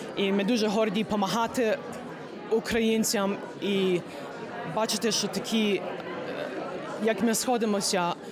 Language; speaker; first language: Ukrainian; early bilingual, heritage; English